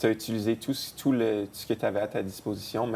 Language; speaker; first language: French; native; French